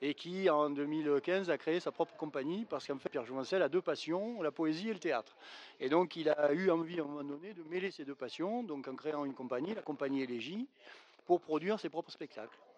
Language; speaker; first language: French; native; French